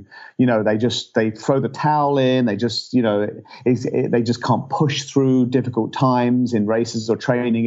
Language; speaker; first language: English; native; English